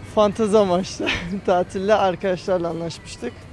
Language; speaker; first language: Turkish; native; Turkish